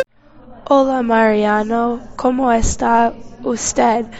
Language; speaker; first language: Spanish; non-native, learner; English